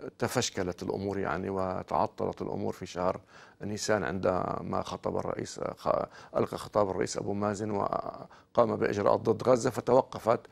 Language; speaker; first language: Arabic; native; Arabic